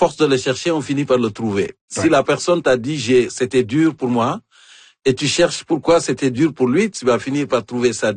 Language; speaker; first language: French; native; French